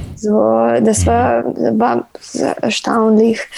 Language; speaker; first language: German; non-native, learner; Ukrainian